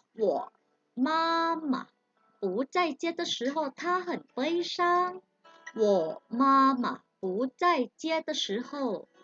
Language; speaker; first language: Chinese; non-native, fluent; Thai